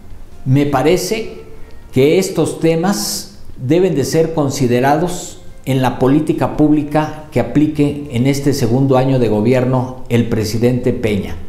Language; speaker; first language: Spanish; native; Spanish